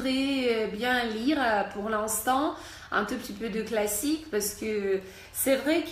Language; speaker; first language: French; non-native, fluent; Russian